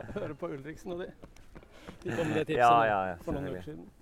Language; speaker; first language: Norwegian; native; Norwegian